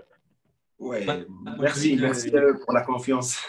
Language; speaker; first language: French; non-native, local second language; Arabic